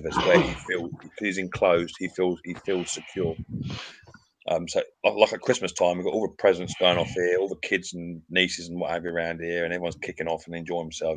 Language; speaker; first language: English; native; English